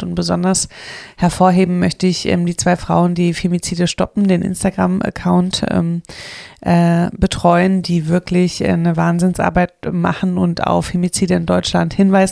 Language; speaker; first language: German; native; German